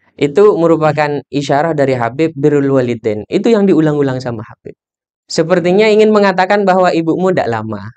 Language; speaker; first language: Indonesian; non-native, local second language; Madurese